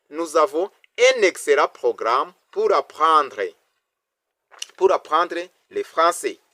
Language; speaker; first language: French; non-native, local second language; Kinyarwanda